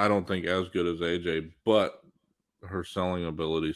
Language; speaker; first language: English; native; English